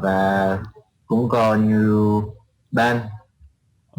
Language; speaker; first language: Vietnamese; non-native, learner; English